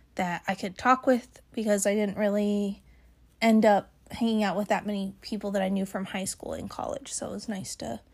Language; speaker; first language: English; native; English